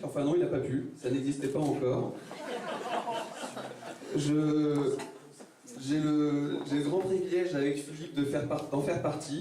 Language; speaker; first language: French; native; French